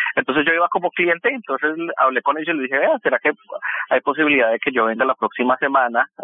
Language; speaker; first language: Spanish; native; Spanish